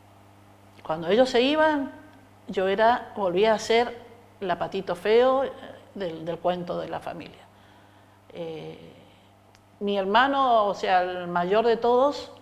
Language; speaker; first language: Spanish; native; Spanish